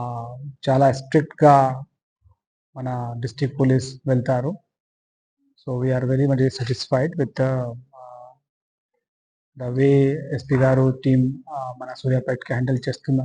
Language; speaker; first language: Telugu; non-native, fluent; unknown